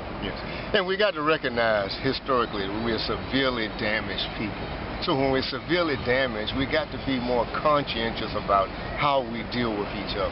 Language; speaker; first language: English; native; English